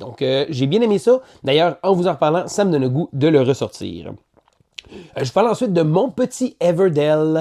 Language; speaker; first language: French; native; French